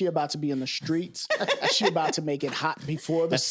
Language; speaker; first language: English; native; English